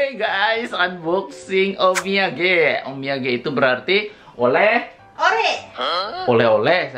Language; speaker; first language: Indonesian; native; Indonesian